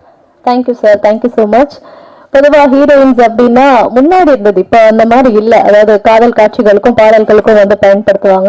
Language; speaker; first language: Tamil; native; Tamil